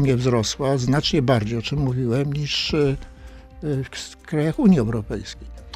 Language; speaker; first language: Polish; native; Polish